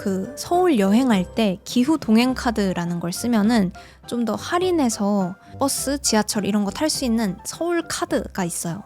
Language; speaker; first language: Korean; native; Korean